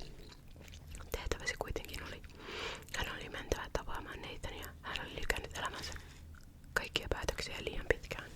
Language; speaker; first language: Finnish; native; Finnish